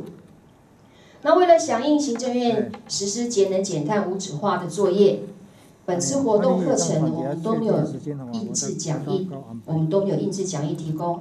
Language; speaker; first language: Chinese; native; Chinese